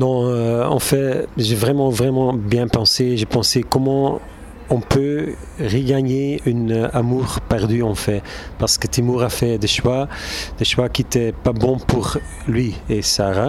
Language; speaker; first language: French; non-native, local second language; Turkish